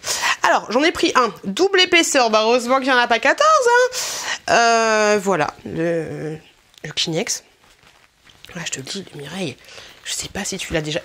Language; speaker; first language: French; native; French